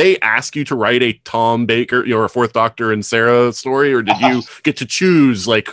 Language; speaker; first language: English; native; English